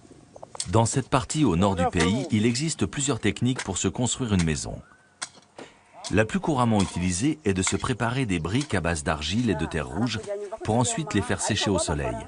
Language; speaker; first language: French; native; French